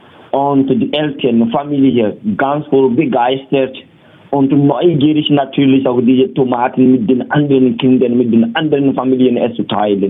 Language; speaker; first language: German; non-native, learner; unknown